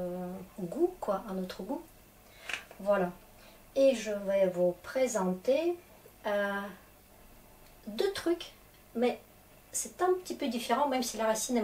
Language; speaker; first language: French; non-native, fluent; Russian